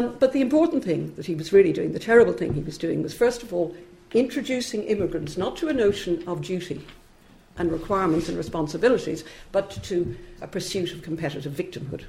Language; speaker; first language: English; native; English